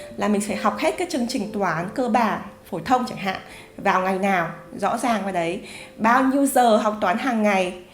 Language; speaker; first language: Vietnamese; native; Vietnamese